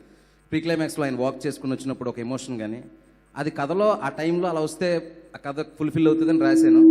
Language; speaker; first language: Telugu; native; Telugu